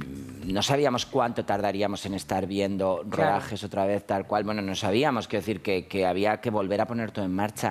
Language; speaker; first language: Spanish; native; Spanish